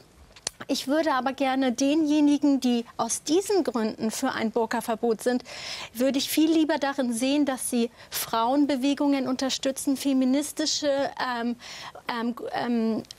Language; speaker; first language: German; early bilingual, other home language; Turkish